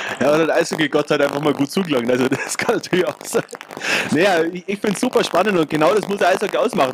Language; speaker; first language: German; native; German